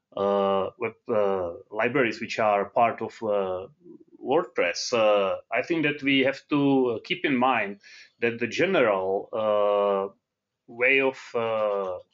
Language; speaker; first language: English; non-native, fluent; Czech